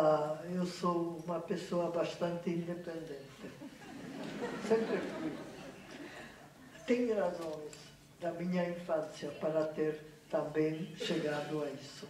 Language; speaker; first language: Portuguese; non-native, fluent; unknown